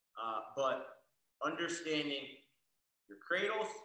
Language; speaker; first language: English; native; English